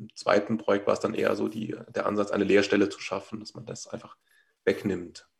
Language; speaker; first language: German; native; German